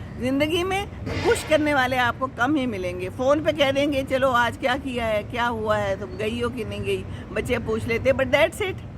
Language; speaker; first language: Urdu; non-native, local second language; Pashto